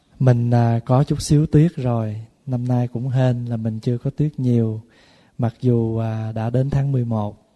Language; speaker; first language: Vietnamese; early bilingual, other home language; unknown